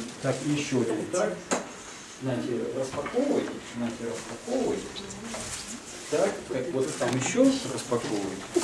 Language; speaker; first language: Russian; native; Russian